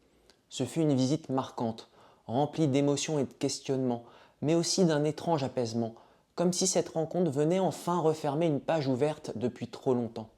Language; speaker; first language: French; native; French